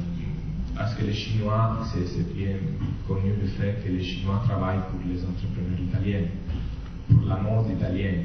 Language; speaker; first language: French; non-native, fluent; Italian